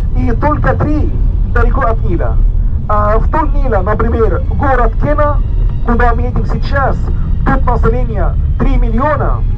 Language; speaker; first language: Russian; non-native, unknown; Arabic